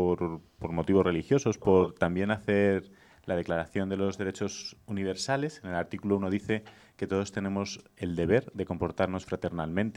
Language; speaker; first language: Spanish; native; Spanish